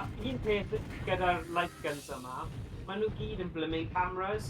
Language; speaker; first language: Welsh; native; Welsh